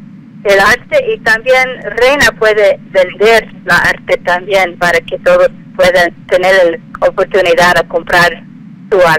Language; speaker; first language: Spanish; non-native, fluent; English